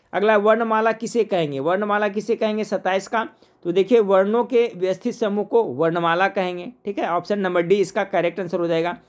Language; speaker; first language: Hindi; native; Hindi